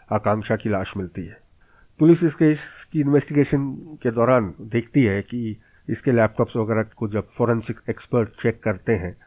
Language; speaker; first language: Hindi; native; Hindi